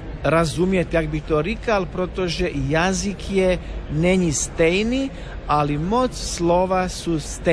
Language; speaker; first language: Czech; non-native, learner; Croatian